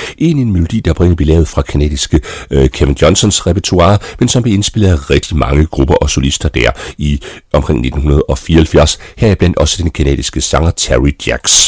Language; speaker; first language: Danish; native; Danish